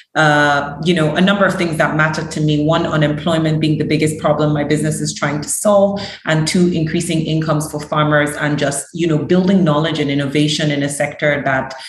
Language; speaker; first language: English; early bilingual, other home language; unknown